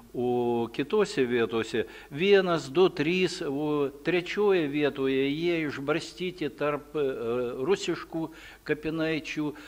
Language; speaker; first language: Lithuanian; early bilingual, heritage; Lithuanian